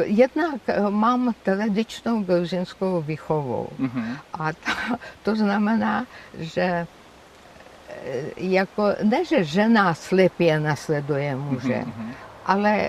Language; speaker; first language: Czech; non-native, fluent; Georgian